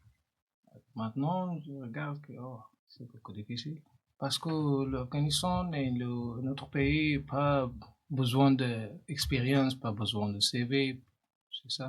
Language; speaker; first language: French; non-native, learner; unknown